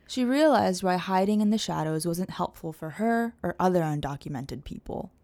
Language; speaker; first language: English; native; English